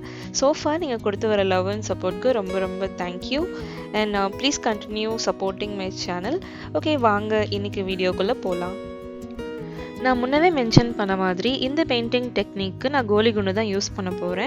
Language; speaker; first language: Tamil; native; Tamil